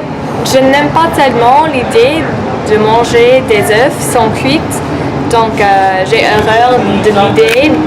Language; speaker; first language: French; non-native, learner; English